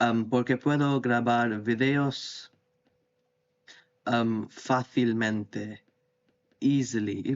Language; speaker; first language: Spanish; non-native, fluent; English